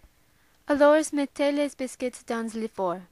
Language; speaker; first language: French; non-native, learner; English